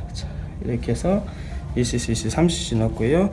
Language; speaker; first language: Korean; native; Korean